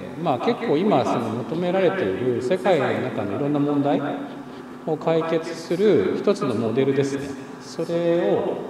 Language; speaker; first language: Japanese; native; Japanese